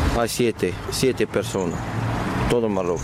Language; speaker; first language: Spanish; non-native, learner; Arabic